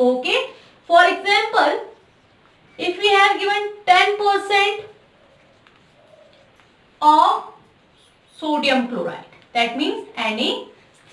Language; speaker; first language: English; non-native, local second language; Hindi